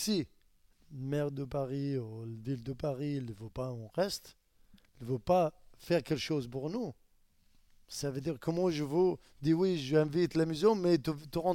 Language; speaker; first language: French; non-native, learner; Arabic